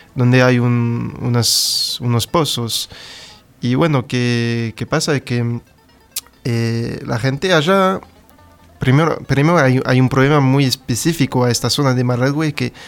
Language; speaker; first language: Spanish; non-native, fluent; French